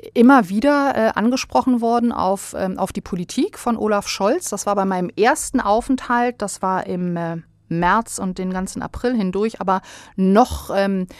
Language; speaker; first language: German; early bilingual, other home language; Bosnian